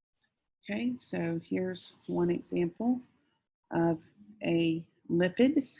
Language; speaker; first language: English; native; English